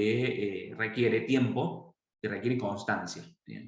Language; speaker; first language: Spanish; native; Spanish